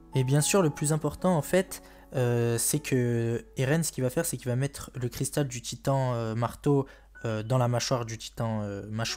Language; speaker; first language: French; native; French